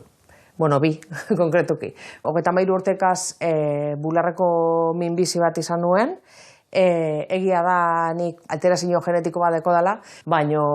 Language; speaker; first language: Basque; native; Basque